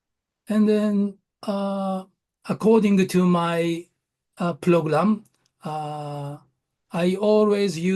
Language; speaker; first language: English; non-native, learner; Japanese